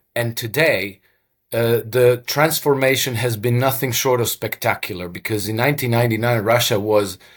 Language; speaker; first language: English; non-native, fluent; Croatian